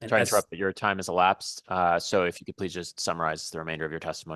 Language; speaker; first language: English; native; English